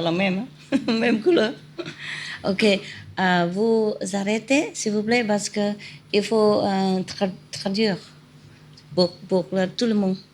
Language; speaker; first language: French; non-native, fluent; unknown